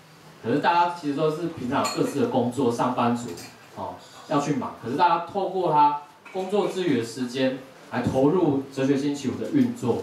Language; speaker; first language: Chinese; native; Chinese